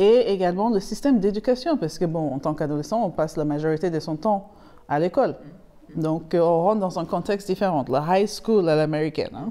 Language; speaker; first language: French; non-native, fluent; English